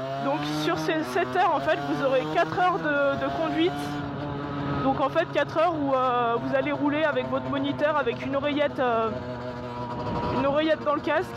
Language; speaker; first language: French; native; French